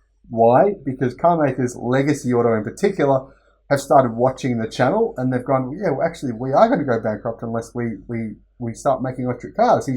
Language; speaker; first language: English; native; English